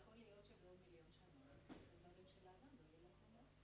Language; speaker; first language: Hebrew; native; Hebrew